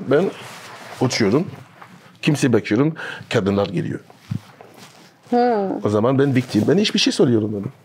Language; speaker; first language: Turkish; non-native, learner; French